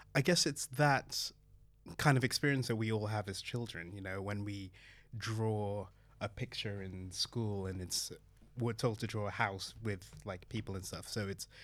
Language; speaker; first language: English; early bilingual, other home language; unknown